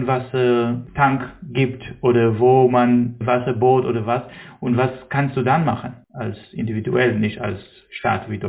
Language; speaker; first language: German; non-native, fluent; Hebrew